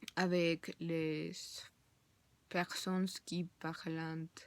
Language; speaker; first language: French; non-native, learner; Spanish